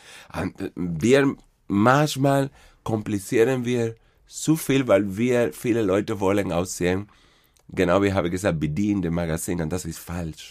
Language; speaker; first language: German; non-native, fluent; Spanish